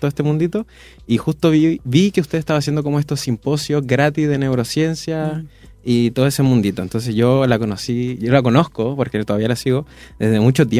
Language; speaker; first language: Spanish; native; Spanish